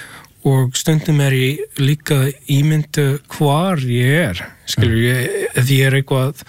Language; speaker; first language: Icelandic; non-native, learner; English